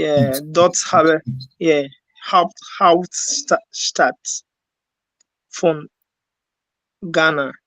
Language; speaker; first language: German; non-native, learner; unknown